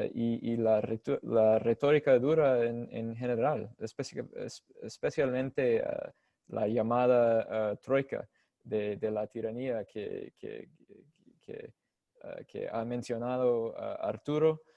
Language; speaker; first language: Spanish; non-native, fluent; English